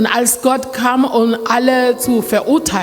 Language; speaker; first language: German; non-native, learner; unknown